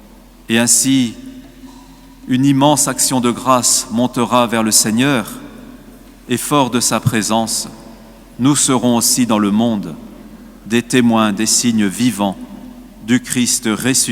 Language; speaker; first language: French; native; French